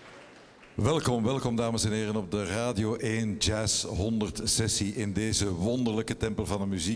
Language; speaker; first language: Dutch; native; Dutch